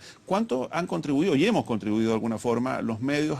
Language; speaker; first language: Spanish; native; Spanish